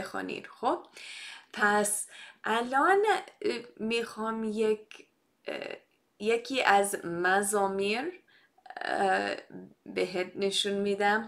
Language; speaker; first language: Persian; non-native, fluent; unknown